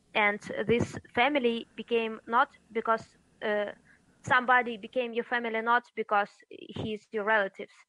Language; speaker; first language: English; early bilingual, other home language; Russian